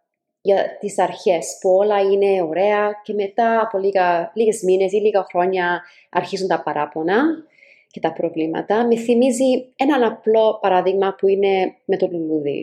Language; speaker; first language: Greek; early bilingual, heritage; Greek